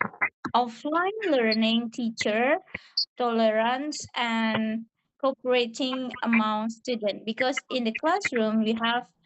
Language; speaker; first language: English; non-native, learner; Indonesian